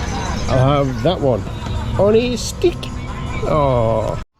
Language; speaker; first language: English; native; English